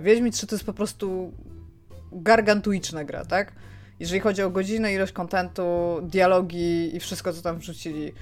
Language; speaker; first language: Polish; native; Polish